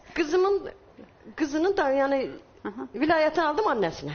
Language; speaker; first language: Turkish; non-native, learner; Persian